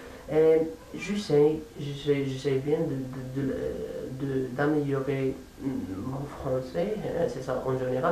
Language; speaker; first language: French; non-native, fluent; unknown